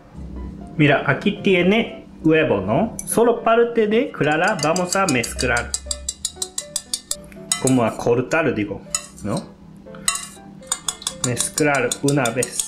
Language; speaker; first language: Spanish; non-native, fluent; Japanese